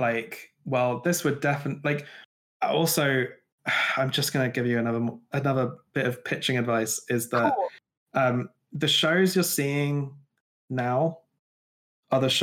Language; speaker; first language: English; native; English